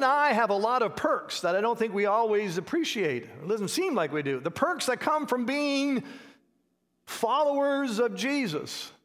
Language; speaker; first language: English; native; English